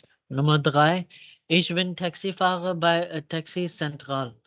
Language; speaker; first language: German; non-native, fluent; Urdu